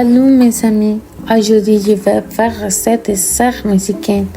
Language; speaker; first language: French; non-native, learner; Spanish